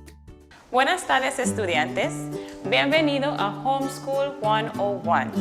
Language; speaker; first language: Spanish; non-native, fluent; English